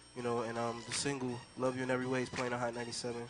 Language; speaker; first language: English; native; English